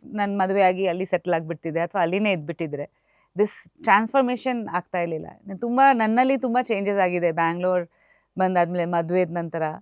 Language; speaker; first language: Kannada; non-native, fluent; Bangla